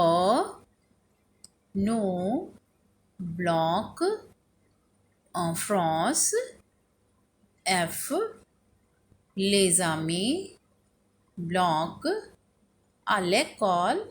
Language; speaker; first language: French; non-native, fluent; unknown